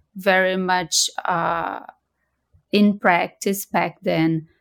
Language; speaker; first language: English; non-native, fluent; Portuguese